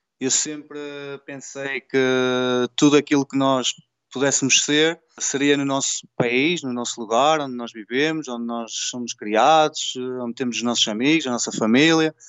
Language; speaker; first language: Portuguese; native; Portuguese